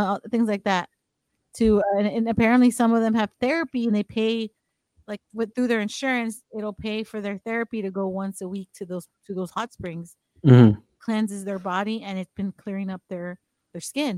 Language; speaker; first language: English; early bilingual, other home language; Spanish